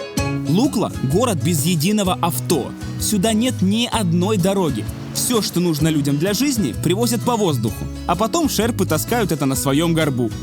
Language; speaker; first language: Russian; native; Russian